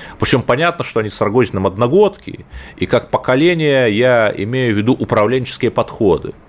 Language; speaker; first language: Russian; native; Russian